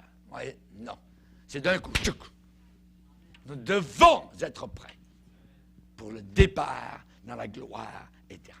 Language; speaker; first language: French; native; French